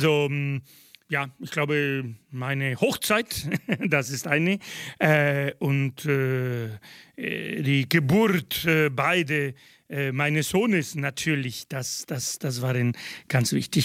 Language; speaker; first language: German; non-native, fluent; Spanish